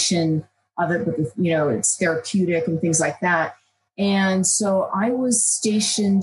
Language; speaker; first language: English; native; English